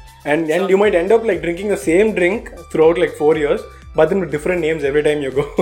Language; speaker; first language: English; non-native, local second language; Tamil